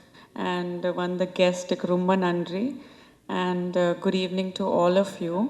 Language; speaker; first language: Tamil; non-native, fluent; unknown